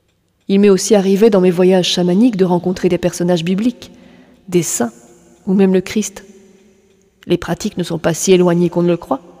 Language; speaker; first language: French; native; French